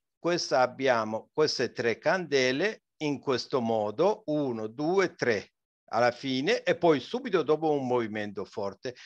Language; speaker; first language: Italian; non-native, fluent; Persian